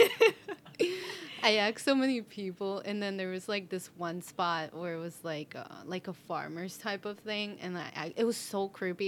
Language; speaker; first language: English; non-native, fluent; Spanish